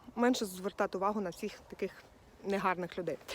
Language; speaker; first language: Ukrainian; non-native, local second language; Russian